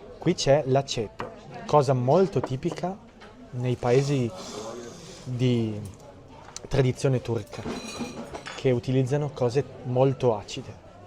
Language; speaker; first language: Italian; native; Italian